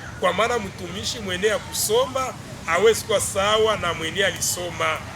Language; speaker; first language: Swahili; non-native, local second language; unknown